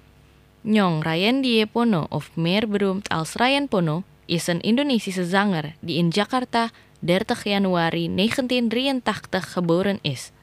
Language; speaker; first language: Dutch; non-native, learner; Indonesian